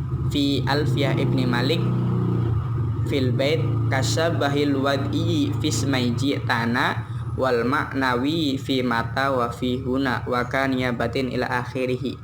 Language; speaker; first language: Arabic; non-native, learner; Indonesian